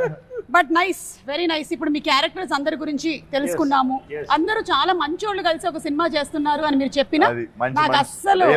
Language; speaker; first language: Telugu; native; Telugu